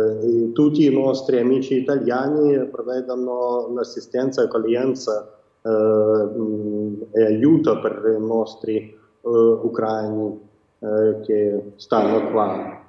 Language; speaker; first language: Italian; non-native, fluent; Ukrainian